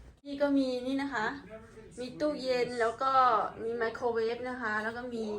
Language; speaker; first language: Thai; native; Thai